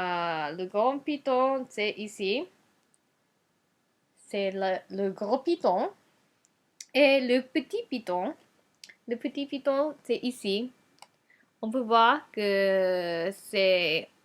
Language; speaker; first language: French; non-native, learner; Japanese